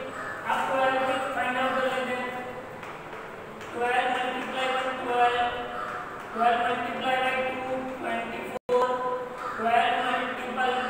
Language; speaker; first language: Hindi; native; Hindi